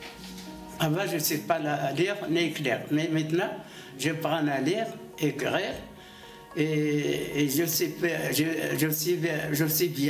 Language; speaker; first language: French; non-native, learner; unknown